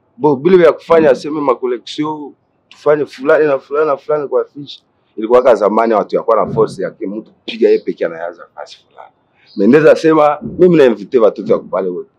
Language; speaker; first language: Swahili; native; Swahili